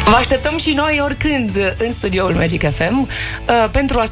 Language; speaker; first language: Romanian; native; Romanian